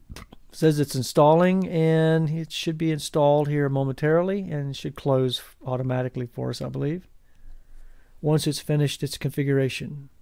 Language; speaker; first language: English; native; English